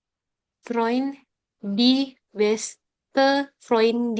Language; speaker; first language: German; non-native, learner; Indonesian